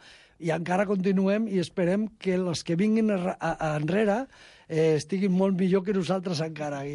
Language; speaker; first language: Catalan; non-native, local second language; Spanish